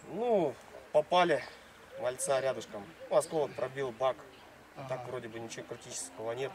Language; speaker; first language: Russian; native; Russian